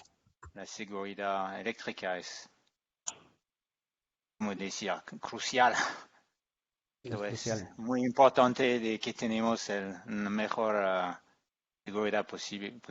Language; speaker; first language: Spanish; non-native, fluent; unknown